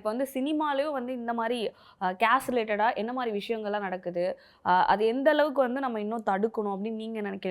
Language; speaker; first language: Tamil; native; Tamil